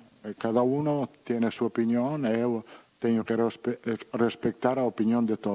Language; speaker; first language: Portuguese; non-native, learner; Italian